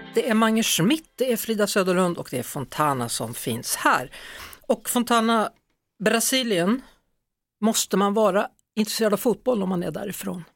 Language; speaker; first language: Swedish; native; Swedish